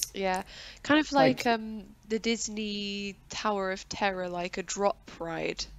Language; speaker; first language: English; native; English